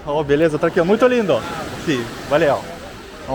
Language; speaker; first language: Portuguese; non-native, learner; Russian